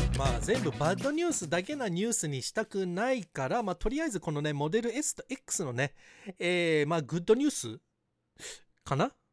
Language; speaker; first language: Japanese; early bilingual, heritage; Japanese